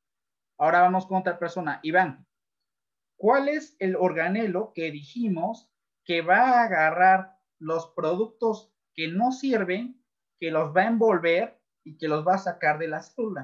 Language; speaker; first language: Spanish; native; Spanish